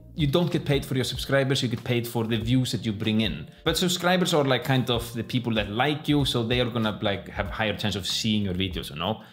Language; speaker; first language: English; non-native, fluent; Icelandic